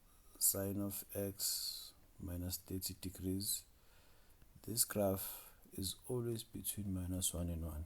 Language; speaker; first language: English; non-native, local second language; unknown